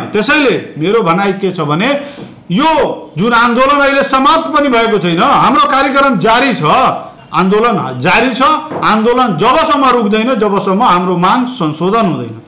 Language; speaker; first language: Nepali; non-native, local second language; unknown